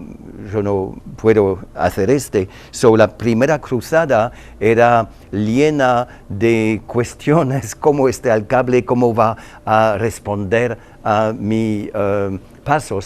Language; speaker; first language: Spanish; non-native, learner; French